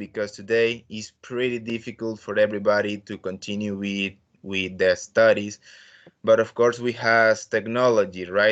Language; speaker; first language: English; non-native, learner; Spanish